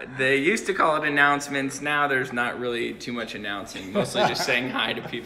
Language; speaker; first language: English; native; English